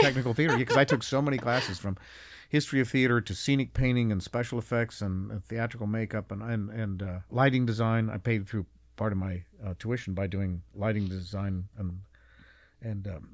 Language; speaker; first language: English; native; English